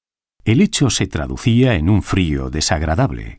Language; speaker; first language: Spanish; native; Spanish